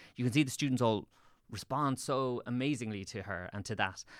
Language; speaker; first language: English; native; English